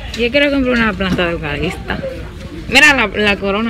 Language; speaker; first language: Spanish; native; Spanish